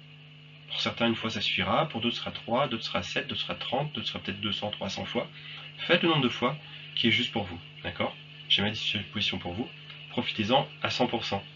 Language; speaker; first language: French; native; French